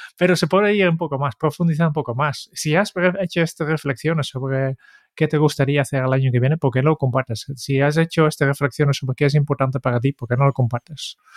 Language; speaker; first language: Spanish; non-native, fluent; Dutch